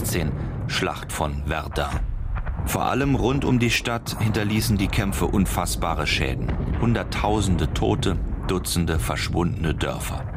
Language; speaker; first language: German; native; German